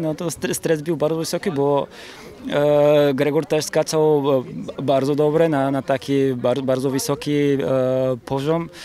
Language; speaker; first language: Polish; non-native, learner; Bulgarian